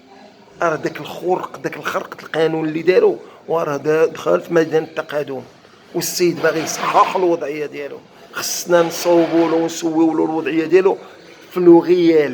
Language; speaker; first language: Arabic; native; Arabic